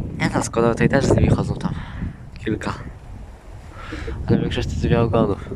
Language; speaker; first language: Polish; native; Polish